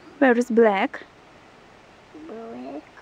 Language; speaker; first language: English; non-native, learner; Russian